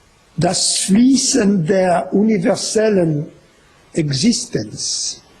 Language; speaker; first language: German; non-native, fluent; French